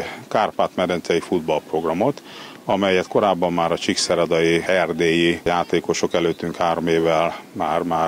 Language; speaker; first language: Hungarian; native; Hungarian